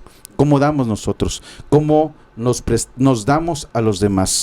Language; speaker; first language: Spanish; native; Spanish